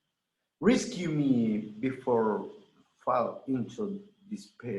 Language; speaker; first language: English; non-native, learner; Spanish